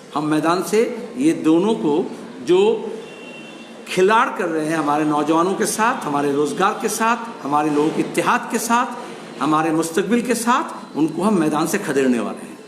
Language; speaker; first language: Hindi; non-native, local second language; Bangla